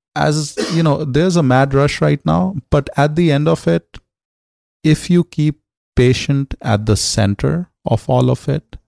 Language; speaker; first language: English; non-native, local second language; Hindi